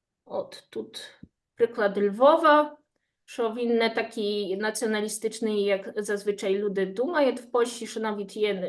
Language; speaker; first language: Ukrainian; non-native, fluent; Polish